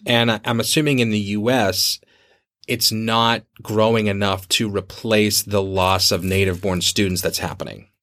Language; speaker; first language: English; native; English